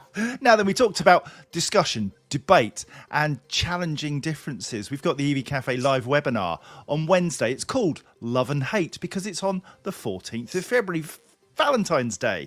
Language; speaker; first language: English; native; English